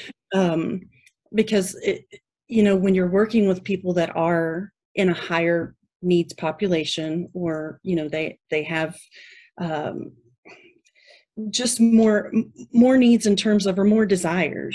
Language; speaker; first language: English; native; English